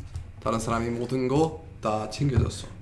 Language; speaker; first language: Korean; non-native, fluent; English